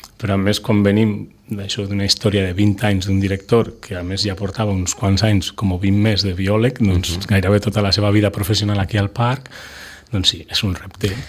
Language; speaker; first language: Catalan; non-native, local second language; Spanish